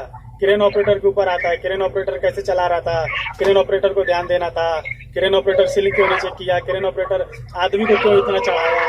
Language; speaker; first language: Hindi; native; Hindi